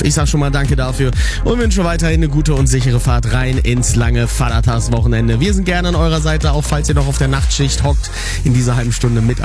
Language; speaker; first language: German; native; German